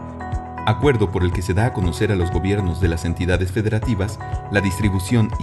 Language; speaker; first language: Spanish; native; Spanish